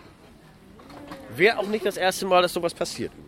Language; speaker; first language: German; native; German